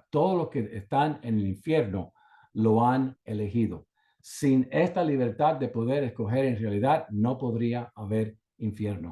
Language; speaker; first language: Spanish; native; Spanish